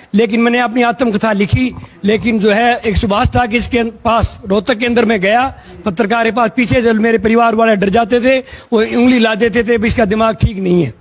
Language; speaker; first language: Hindi; native; Hindi